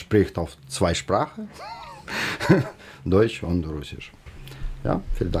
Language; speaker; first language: German; non-native, learner; Russian